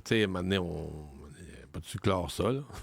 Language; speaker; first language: French; native; French